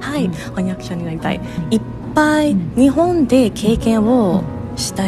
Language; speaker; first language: Japanese; non-native, learner; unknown